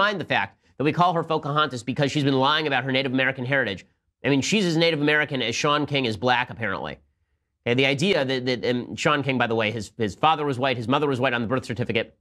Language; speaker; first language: English; native; English